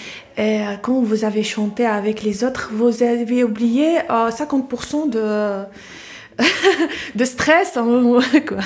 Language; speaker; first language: French; non-native, learner; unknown